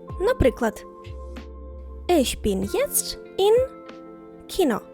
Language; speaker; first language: German; non-native, fluent; Ukrainian